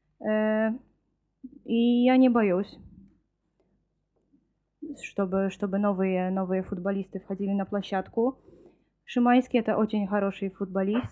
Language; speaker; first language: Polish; non-native, learner; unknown